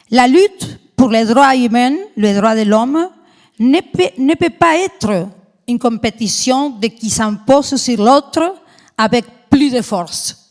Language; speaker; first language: French; non-native, fluent; Spanish